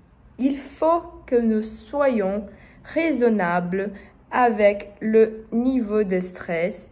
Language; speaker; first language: French; non-native, learner; Portuguese